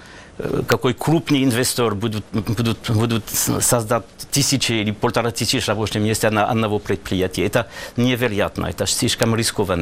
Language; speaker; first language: Russian; non-native, learner; French